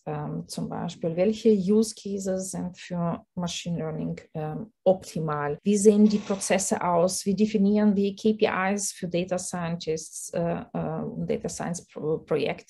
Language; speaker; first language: German; non-native, fluent; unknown